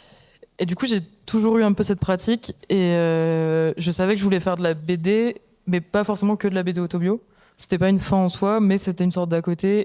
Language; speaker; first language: French; native; French